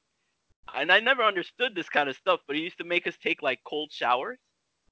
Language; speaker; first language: English; native; English